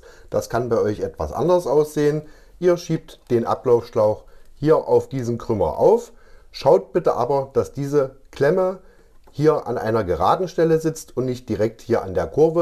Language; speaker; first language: German; native; German